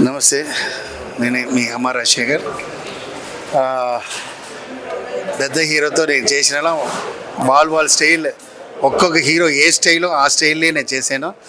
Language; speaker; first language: Telugu; non-native, local second language; Tamil